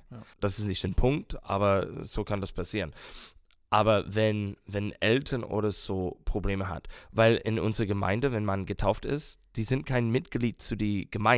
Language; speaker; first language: German; non-native, fluent; English